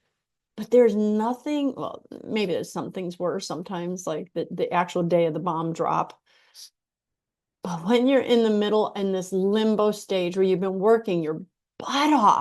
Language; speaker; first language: English; native; English